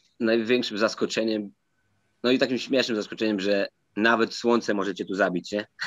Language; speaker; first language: Polish; native; Polish